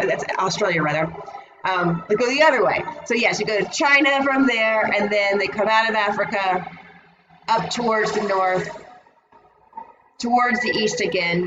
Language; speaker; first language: English; native; English